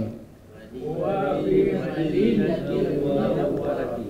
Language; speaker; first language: Arabic; non-native, learner; Malay